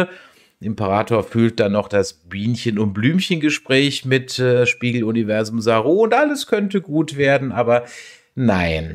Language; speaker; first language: German; native; German